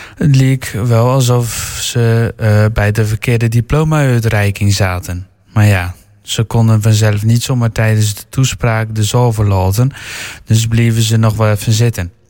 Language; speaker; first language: Dutch; native; Dutch